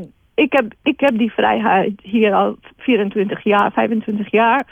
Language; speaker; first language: Dutch; non-native, fluent; Persian